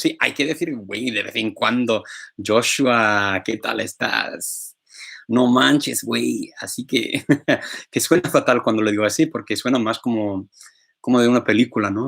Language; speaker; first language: Spanish; non-native, fluent; English